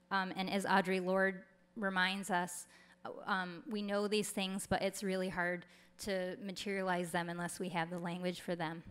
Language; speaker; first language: English; native; English